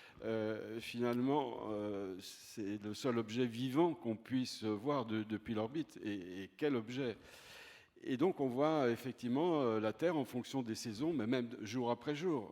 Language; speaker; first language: French; native; French